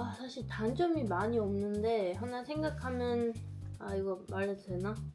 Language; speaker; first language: Korean; non-native, fluent; Dutch